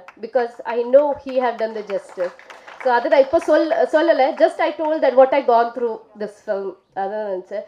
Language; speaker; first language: Tamil; non-native, fluent; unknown